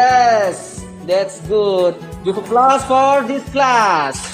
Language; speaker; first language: English; non-native, learner; Indonesian